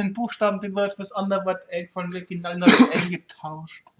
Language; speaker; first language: German; native; German